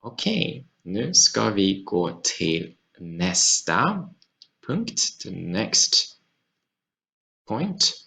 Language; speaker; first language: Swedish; non-native, fluent; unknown